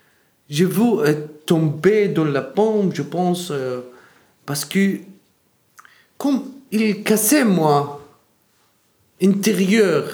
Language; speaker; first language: French; non-native, learner; Arabic